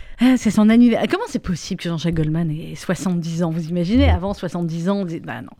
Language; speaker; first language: French; native; French